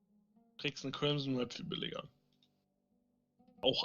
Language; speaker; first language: German; native; German